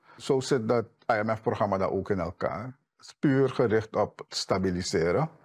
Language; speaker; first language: Dutch; native; Dutch